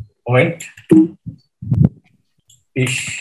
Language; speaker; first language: German; non-native, fluent; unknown